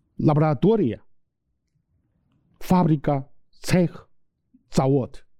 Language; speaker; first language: Russian; non-native, learner; Chinese